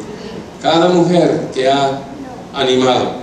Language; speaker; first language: Spanish; non-native, fluent; English